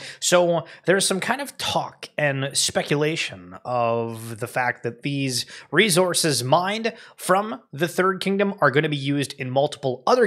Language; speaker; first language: English; native; English